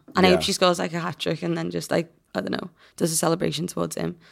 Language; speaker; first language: English; native; English